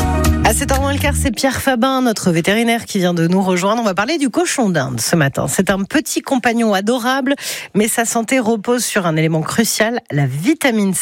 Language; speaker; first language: French; native; French